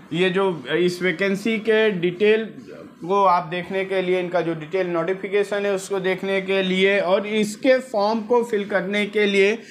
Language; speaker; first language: Hindi; native; Hindi